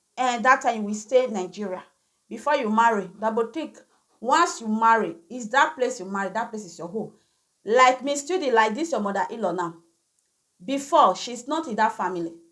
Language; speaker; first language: Nigerian Pidgin; native; Nigerian Pidgin